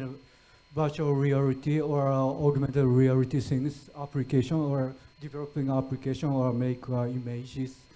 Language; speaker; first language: English; non-native, fluent; Japanese